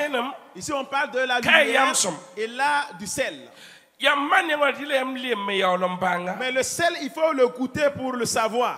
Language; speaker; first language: French; non-native, local second language; Mossi